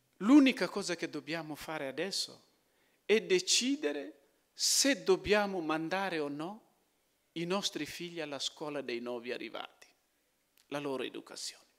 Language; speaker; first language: Italian; non-native, fluent; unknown